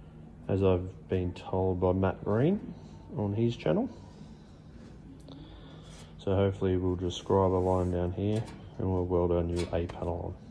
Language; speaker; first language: English; native; English